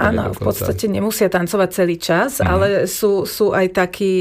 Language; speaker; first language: Slovak; native; Slovak